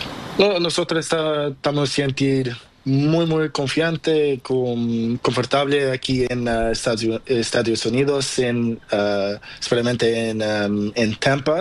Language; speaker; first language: Spanish; non-native, learner; Portuguese